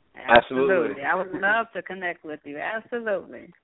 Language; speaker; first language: English; native; English